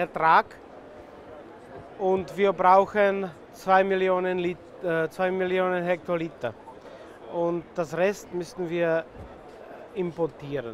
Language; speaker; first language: German; non-native, fluent; Czech